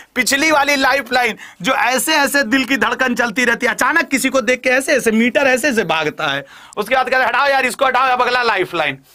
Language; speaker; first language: Hindi; native; Hindi